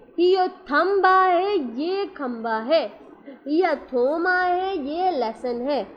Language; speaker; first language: Urdu; native; Urdu